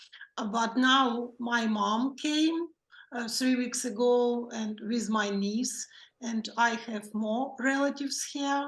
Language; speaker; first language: English; non-native, learner; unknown